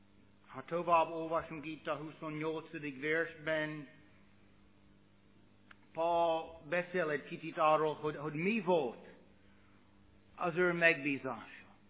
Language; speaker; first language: Hungarian; non-native, fluent; English